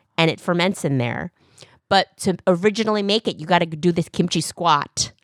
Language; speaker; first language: English; early bilingual, other home language; Korean